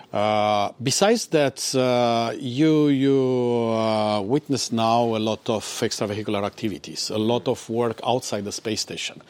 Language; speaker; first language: English; non-native, fluent; Romanian